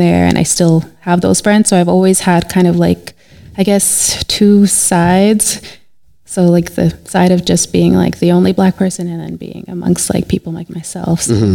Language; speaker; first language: English; native; English